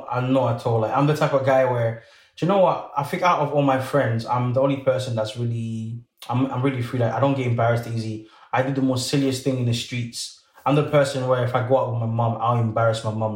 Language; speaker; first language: English; early bilingual, other home language; French